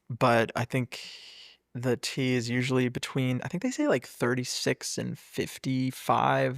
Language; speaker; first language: English; native; English